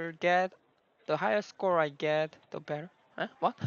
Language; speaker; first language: English; non-native, learner; Korean